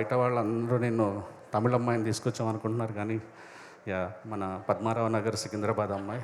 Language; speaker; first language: Telugu; native; Telugu